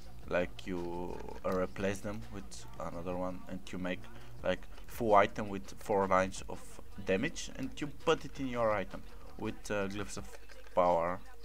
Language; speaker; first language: English; non-native, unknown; Bulgarian